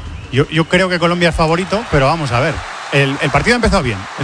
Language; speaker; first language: Spanish; native; Spanish